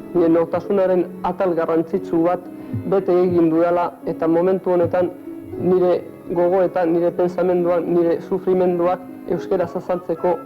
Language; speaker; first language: Basque; non-native, local second language; Spanish